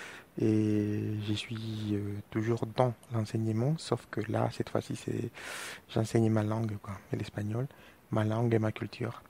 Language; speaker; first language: French; non-native, fluent; Spanish